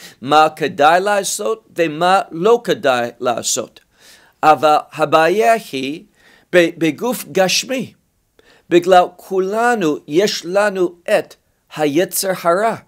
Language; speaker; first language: Hebrew; non-native, fluent; English